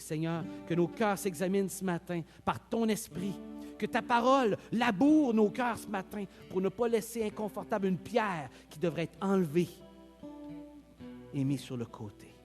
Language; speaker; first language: French; native; French